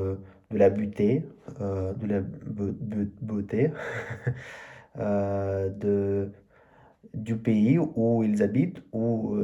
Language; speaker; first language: French; non-native, learner; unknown